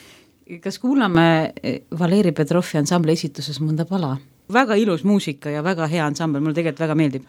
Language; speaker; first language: Estonian; non-native, local second language; Russian